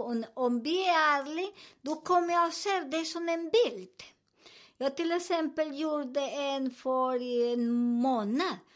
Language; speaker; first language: Swedish; non-native, fluent; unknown